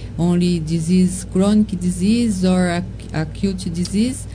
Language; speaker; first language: English; non-native, learner; Portuguese